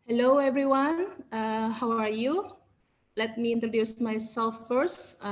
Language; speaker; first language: English; non-native, learner; Indonesian